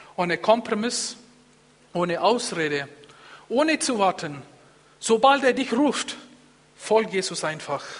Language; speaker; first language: German; non-native, fluent; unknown